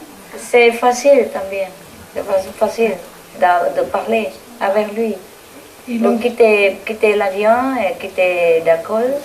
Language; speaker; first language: French; non-native, learner; Vietnamese